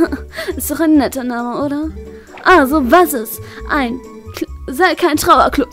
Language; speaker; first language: German; native; German